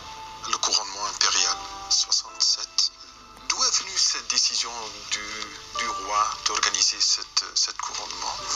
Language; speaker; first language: French; non-native, local second language; Dutch